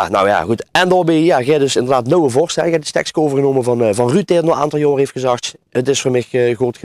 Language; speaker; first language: Dutch; native; Dutch